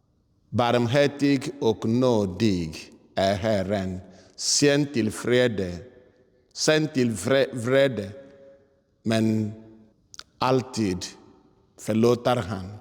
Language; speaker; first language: Swedish; non-native, fluent; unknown